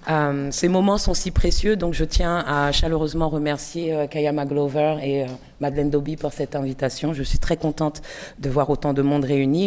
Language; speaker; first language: French; native; French